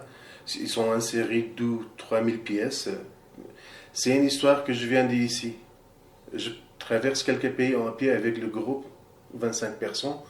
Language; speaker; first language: French; non-native, learner; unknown